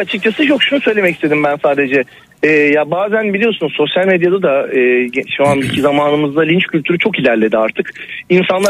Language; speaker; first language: Turkish; native; Turkish